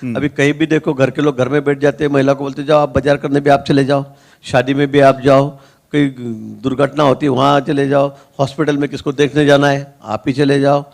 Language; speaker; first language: Hindi; non-native, local second language; Marathi